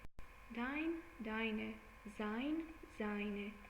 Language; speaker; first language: German; non-native, learner; English